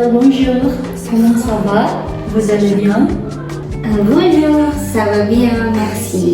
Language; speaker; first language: French; non-native, learner; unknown